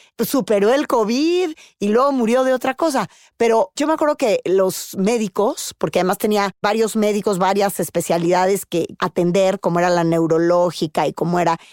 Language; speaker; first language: Spanish; native; Spanish